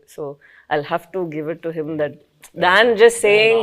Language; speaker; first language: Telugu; non-native, fluent; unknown